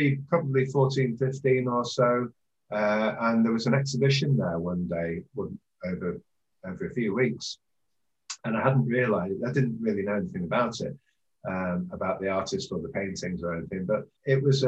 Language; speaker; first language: English; native; English